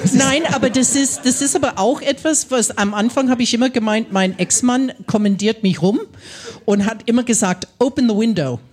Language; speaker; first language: German; non-native, fluent; English